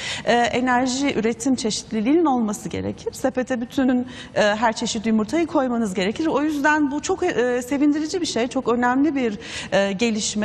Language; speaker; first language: Turkish; native; Turkish